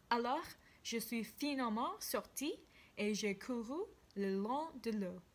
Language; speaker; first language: French; non-native, learner; English